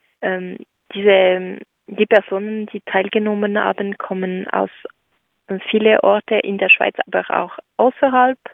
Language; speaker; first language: German; non-native, local second language; French